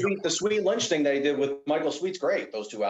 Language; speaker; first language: English; native; English